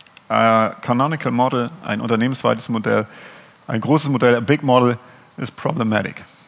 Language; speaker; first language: German; native; German